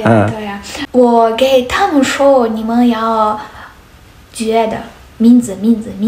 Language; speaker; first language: Chinese; non-native, learner; Russian